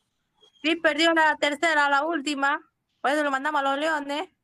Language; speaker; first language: Spanish; native; Spanish